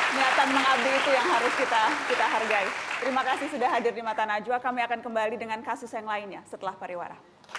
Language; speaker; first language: Indonesian; native; Indonesian